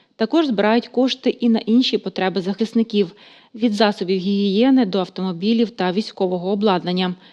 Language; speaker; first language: Ukrainian; native; Ukrainian